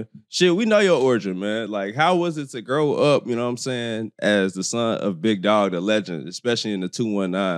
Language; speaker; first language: English; native; English